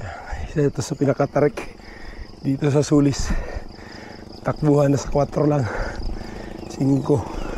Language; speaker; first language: Filipino; non-native, local second language; Cebuano